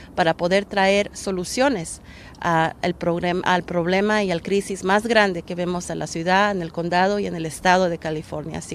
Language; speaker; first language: Spanish; early bilingual, heritage; Spanish